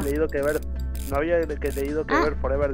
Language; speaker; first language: Spanish; native; Spanish